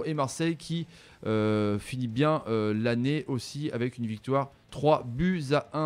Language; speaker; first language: French; native; French